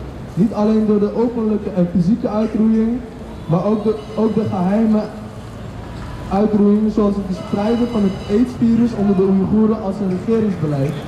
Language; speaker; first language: Dutch; early bilingual, other home language; Uyghur